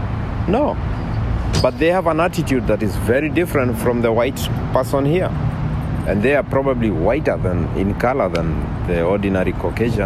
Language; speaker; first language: English; non-native, local second language; Masai